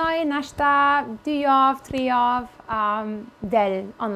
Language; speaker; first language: Albanian; early bilingual, heritage; Albanian